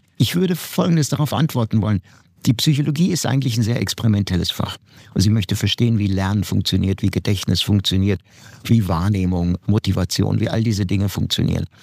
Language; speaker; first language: German; non-native, fluent; Turkish